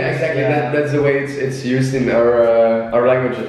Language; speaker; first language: English; non-native, fluent; Dutch